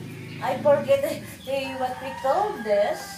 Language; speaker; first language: English; non-native, learner; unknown